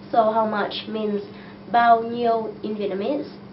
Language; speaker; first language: English; non-native, fluent; Vietnamese